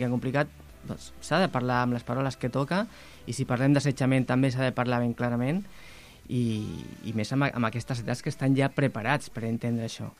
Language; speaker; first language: Catalan; native; Catalan